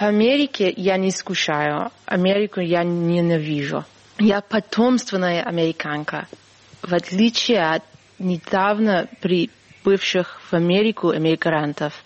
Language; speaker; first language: Russian; non-native, fluent; English